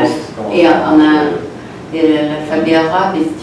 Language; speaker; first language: French; non-native, local second language; Arabic